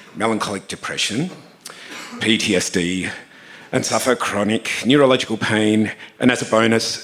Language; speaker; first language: English; native; English